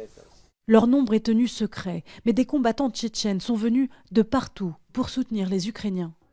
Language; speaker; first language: French; native; French